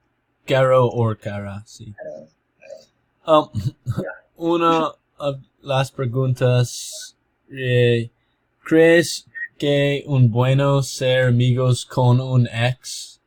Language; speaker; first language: Spanish; non-native, learner; English